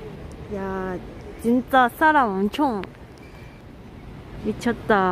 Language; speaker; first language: Korean; non-native, learner; Cantonese